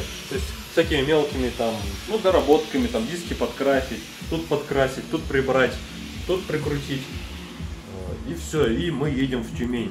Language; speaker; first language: Russian; native; Russian